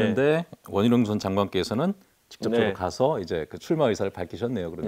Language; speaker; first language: Korean; native; Korean